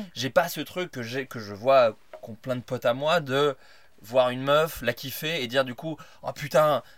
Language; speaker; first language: French; native; French